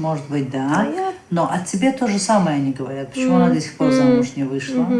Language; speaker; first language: Russian; native; Russian